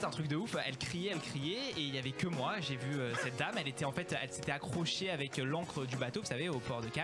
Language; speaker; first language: French; native; French